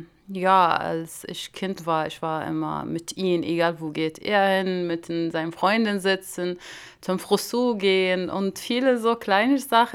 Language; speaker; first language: German; non-native, learner; Arabic